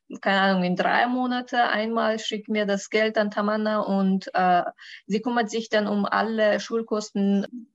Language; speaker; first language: German; non-native, learner; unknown